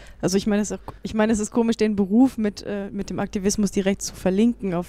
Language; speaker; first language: German; native; German